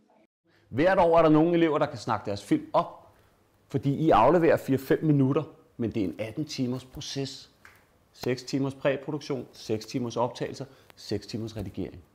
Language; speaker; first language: Danish; native; Danish